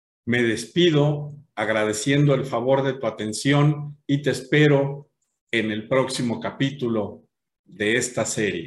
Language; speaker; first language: Spanish; native; Spanish